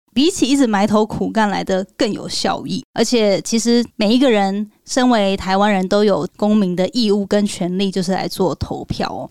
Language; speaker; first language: Chinese; native; Chinese